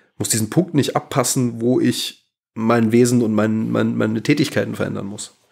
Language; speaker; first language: German; native; German